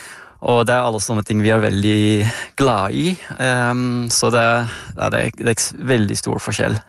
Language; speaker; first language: Norwegian; non-native, fluent; Dutch